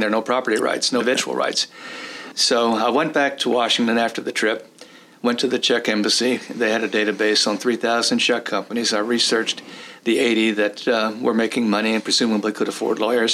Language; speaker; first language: English; early bilingual, other home language; Czech